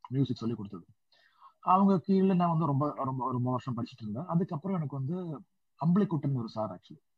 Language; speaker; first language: Tamil; non-native, local second language; Malayalam